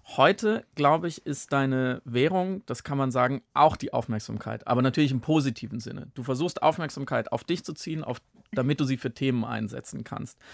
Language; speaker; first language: German; native; German